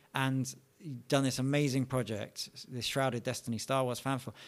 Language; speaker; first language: English; native; English